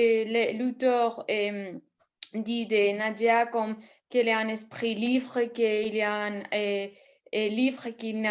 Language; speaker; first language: French; non-native, learner; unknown